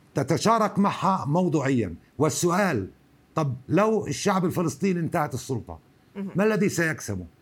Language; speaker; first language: Arabic; native; Arabic